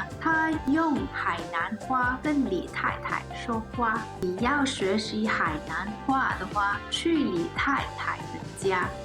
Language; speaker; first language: Chinese; non-native, learner; English